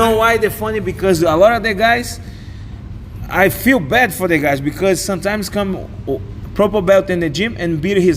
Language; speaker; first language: English; non-native, learner; Portuguese